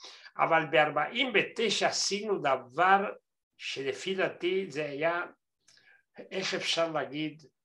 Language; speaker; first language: Hebrew; non-native, fluent; Spanish